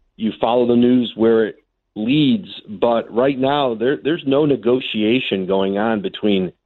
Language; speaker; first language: English; native; English